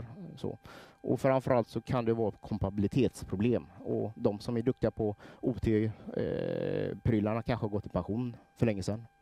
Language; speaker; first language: Swedish; native; Swedish